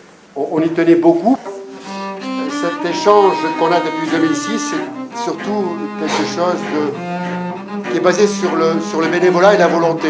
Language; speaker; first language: French; native; French